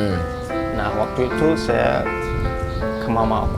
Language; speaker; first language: Indonesian; non-native, fluent; Hausa